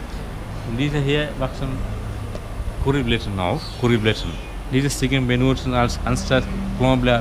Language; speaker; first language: German; non-native, learner; Sinhala